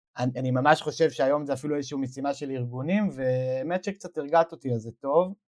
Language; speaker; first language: Hebrew; native; Hebrew